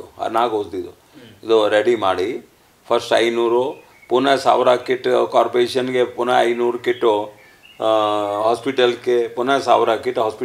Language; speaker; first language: Kannada; non-native, learner; Hindi